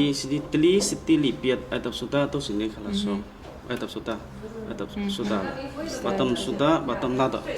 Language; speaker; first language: Russian; non-native, learner; Chinese